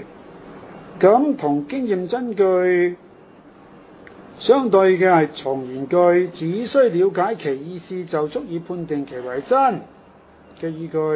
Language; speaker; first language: Chinese; non-native, local second language; Cantonese